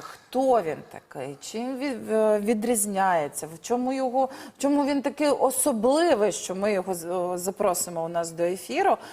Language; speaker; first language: Ukrainian; native; Ukrainian